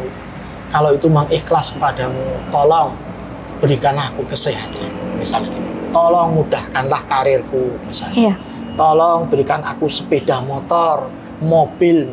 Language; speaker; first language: Indonesian; native; Indonesian